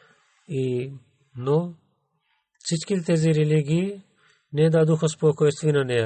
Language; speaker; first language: Bulgarian; non-native, learner; Urdu